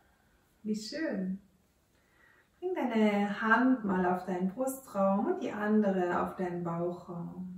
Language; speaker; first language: German; native; German